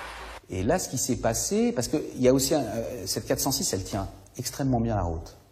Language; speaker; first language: French; native; French